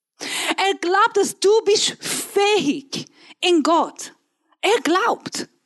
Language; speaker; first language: German; non-native, fluent; Persian